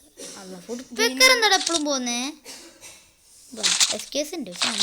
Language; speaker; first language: Malayalam; native; Malayalam